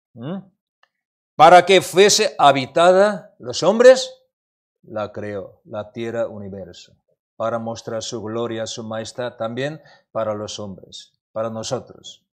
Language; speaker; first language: Spanish; non-native, learner; Korean